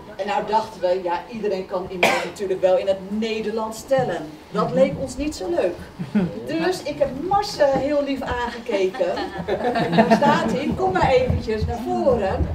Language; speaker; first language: Dutch; native; Dutch